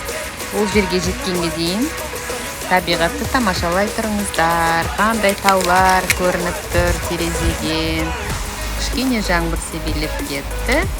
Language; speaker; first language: Kazakh; native; Kazakh